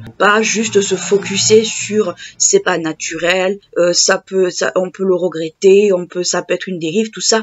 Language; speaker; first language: French; native; French